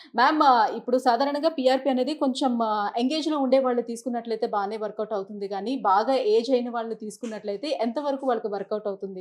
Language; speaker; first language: Telugu; native; Telugu